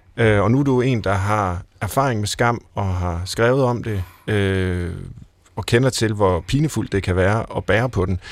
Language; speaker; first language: Danish; native; Danish